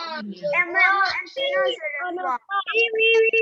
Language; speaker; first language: French; non-native, learner; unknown